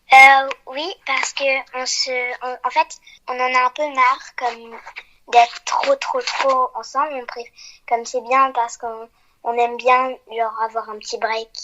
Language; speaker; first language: French; early bilingual, heritage; French